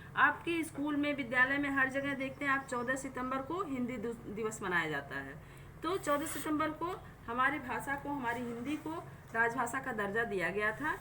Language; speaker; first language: Hindi; native; Hindi